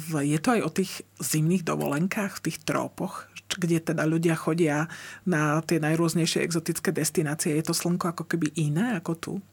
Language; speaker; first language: Slovak; native; Slovak